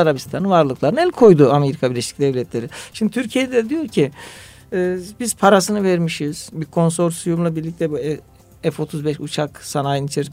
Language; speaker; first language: Turkish; native; Turkish